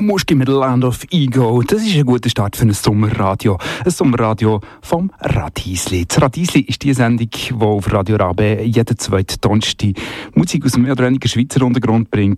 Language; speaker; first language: German; native; German